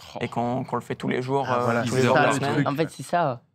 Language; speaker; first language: French; native; French